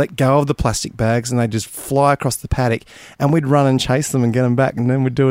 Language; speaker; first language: English; native; English